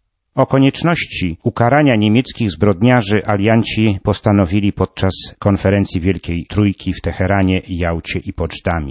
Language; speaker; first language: Polish; native; Polish